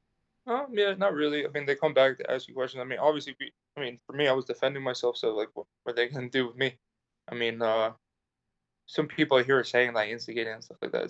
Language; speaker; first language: English; native; English